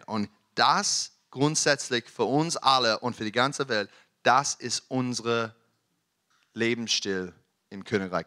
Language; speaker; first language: German; non-native, learner; English